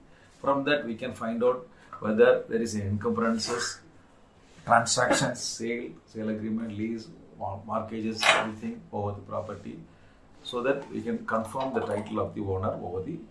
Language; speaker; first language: English; non-native, local second language; Tamil